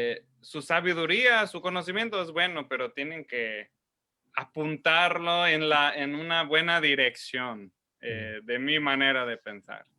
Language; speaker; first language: Spanish; non-native, fluent; English